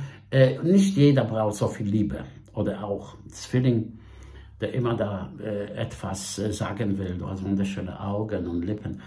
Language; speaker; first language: German; non-native, fluent; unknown